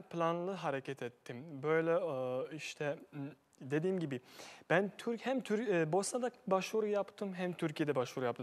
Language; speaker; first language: Turkish; non-native, fluent; Bosnian